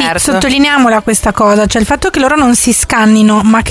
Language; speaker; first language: Italian; native; Italian